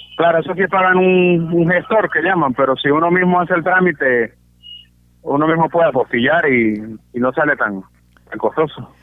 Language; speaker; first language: Spanish; native; Spanish